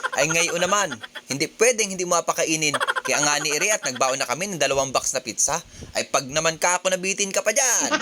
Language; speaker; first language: Filipino; native; Filipino